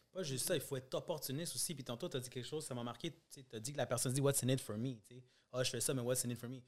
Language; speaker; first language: French; early bilingual, other home language; Spanish